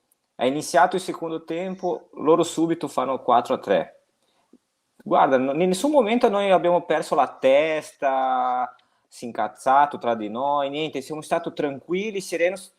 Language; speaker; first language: Italian; non-native, fluent; Portuguese